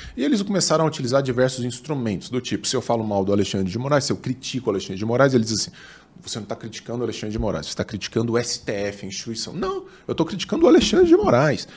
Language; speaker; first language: Portuguese; native; Portuguese